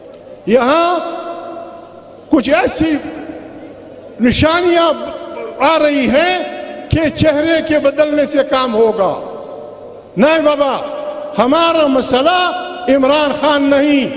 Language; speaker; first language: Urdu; non-native, local second language; Pashto